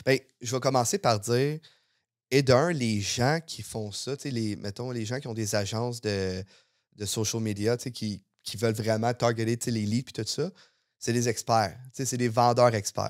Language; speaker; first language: French; native; French